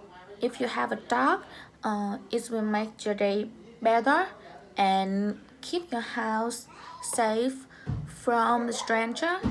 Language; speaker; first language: English; non-native, learner; Vietnamese